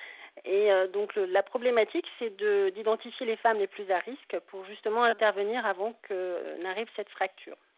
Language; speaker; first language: French; native; French